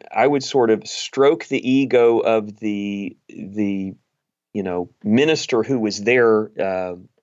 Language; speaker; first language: English; native; English